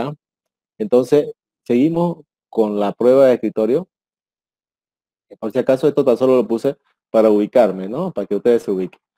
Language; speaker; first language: Spanish; native; Spanish